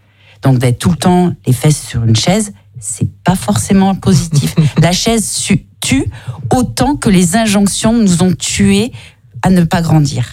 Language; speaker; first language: French; native; French